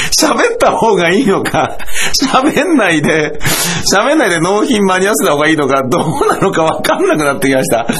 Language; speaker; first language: Japanese; native; Japanese